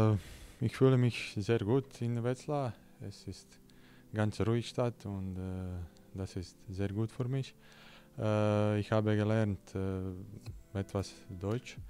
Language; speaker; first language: German; non-native, learner; Croatian